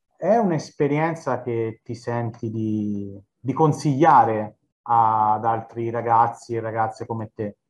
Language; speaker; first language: Italian; native; Italian